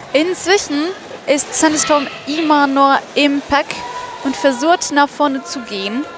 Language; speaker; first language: German; non-native, fluent; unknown